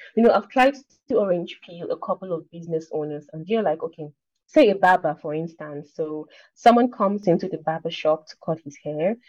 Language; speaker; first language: English; non-native, local second language; Igbo